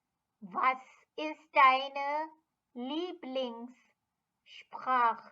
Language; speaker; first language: German; non-native, fluent; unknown